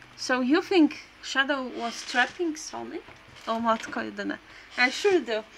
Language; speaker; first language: English; non-native, learner; Polish